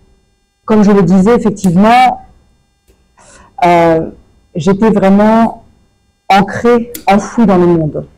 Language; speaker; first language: French; native; French